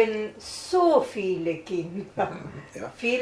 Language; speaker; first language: German; non-native, learner; Italian